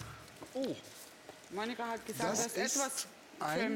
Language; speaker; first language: German; non-native, learner; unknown